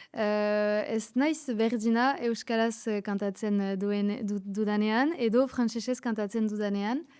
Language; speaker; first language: Basque; non-native, local second language; French